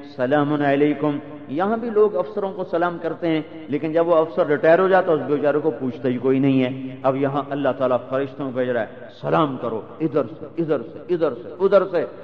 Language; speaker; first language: Urdu; non-native, local second language; Punjabi